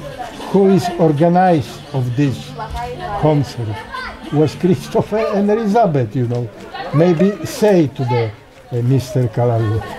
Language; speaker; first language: English; non-native, learner; Polish